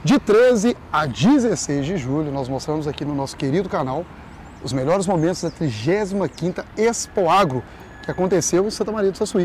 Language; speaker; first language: Portuguese; native; Portuguese